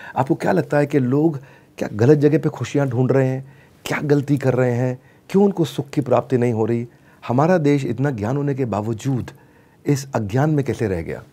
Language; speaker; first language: Hindi; native; Hindi